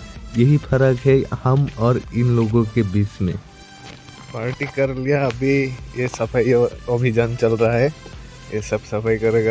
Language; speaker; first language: Hindi; non-native, local second language; Assamese